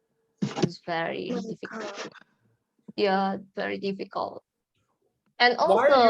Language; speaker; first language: English; non-native, learner; Indonesian